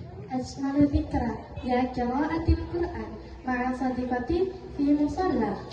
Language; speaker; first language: Arabic; non-native, learner; Indonesian